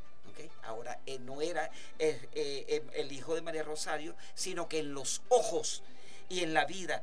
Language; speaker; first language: Spanish; native; Spanish